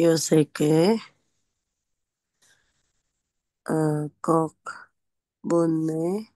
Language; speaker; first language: Korean; non-native, learner; Indonesian